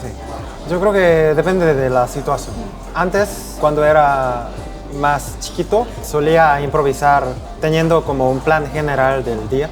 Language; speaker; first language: Spanish; non-native, fluent; Korean